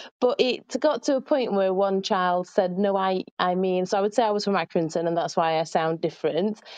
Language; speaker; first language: English; early bilingual, other home language; Arabic